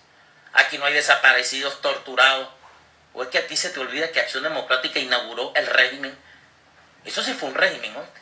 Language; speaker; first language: Spanish; native; Spanish